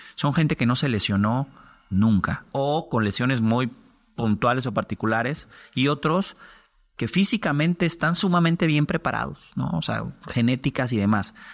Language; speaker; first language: Spanish; native; Spanish